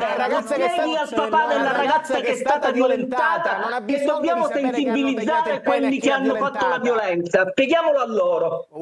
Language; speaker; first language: Italian; native; Italian